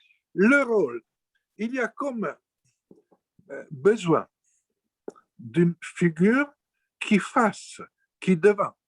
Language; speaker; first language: French; non-native, fluent; Italian